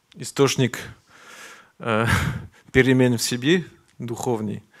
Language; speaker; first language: Russian; non-native, learner; French